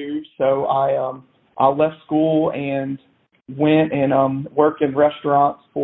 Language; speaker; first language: English; native; English